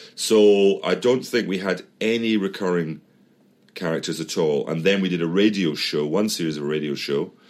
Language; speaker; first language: English; native; English